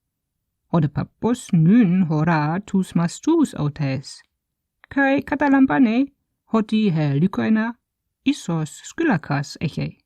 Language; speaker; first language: Greek; non-native, fluent; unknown